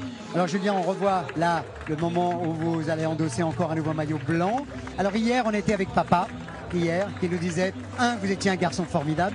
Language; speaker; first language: French; native; French